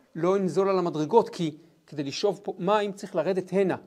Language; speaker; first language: Hebrew; native; Hebrew